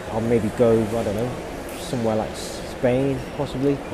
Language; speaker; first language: English; native; English